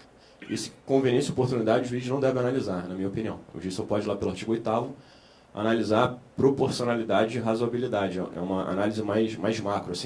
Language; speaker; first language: Portuguese; native; Portuguese